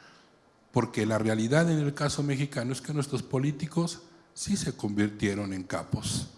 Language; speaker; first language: Spanish; native; Spanish